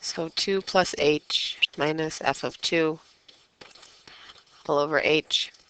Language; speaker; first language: English; native; English